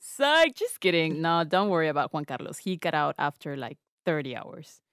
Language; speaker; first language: English; native; English